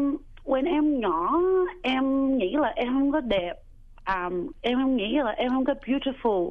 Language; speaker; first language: Vietnamese; early bilingual, heritage; Vietnamese